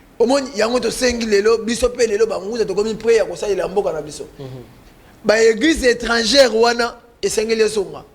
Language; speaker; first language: Lingala; non-native, local second language; Kongo